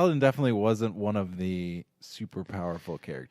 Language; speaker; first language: English; native; English